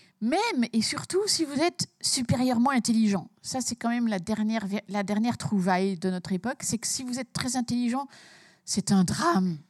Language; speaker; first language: French; early bilingual, heritage; French